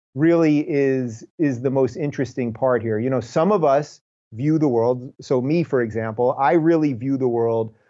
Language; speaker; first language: English; native; English